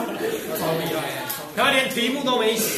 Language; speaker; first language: Chinese; native; Chinese